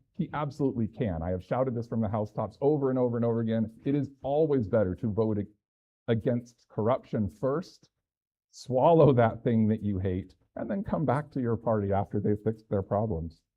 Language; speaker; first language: English; native; English